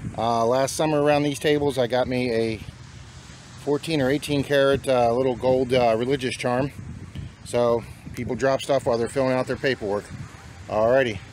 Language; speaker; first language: English; native; English